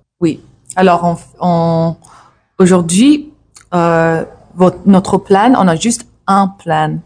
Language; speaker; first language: French; non-native, learner; English